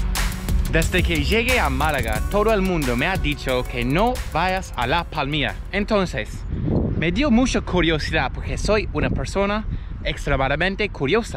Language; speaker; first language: Spanish; non-native, fluent; English